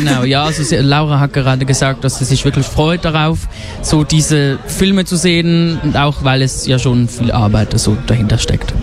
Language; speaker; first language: German; native; German